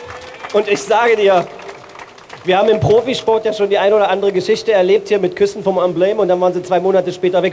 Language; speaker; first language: German; native; German